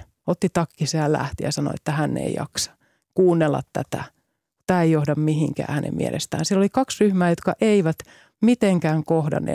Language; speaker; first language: Finnish; native; Finnish